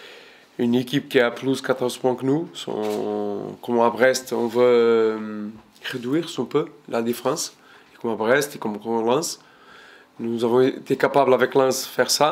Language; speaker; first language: French; non-native, fluent; Portuguese